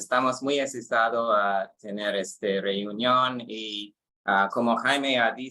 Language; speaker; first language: Spanish; non-native, learner; English